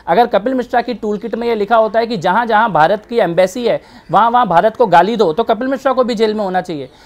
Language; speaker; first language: Hindi; native; Hindi